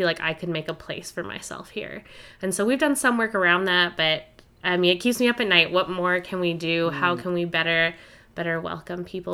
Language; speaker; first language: English; native; English